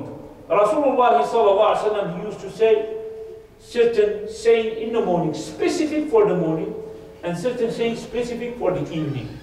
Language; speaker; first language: English; non-native, fluent; Arabic